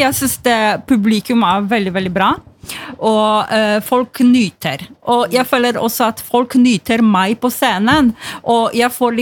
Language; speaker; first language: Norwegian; non-native, fluent; Polish